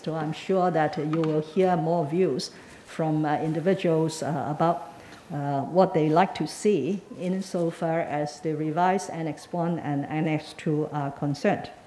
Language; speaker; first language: English; non-native, local second language; Cantonese